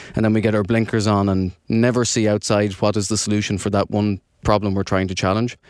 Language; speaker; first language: English; native; English